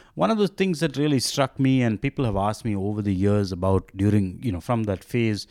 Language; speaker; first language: English; non-native, local second language; Tamil